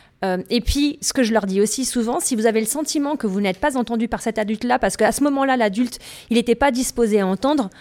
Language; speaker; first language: French; native; French